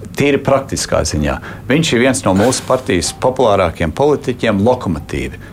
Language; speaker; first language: Latvian; early bilingual, heritage; Latvian